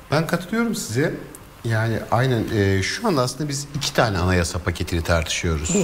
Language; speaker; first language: Turkish; native; Turkish